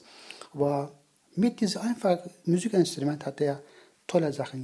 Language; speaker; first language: German; non-native, learner; Turkish